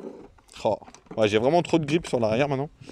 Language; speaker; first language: French; native; French